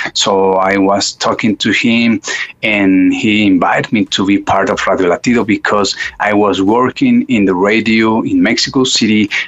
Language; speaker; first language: English; non-native, fluent; Spanish